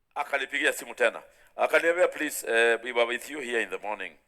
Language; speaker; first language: English; non-native, local second language; Swahili